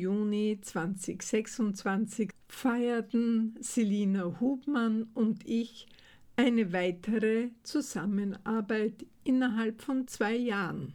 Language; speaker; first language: German; native; German